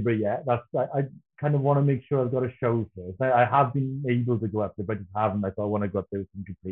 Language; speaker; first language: English; native; English